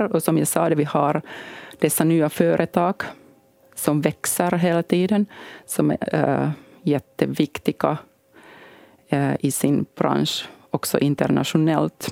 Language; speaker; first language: Swedish; non-native, local second language; Finnish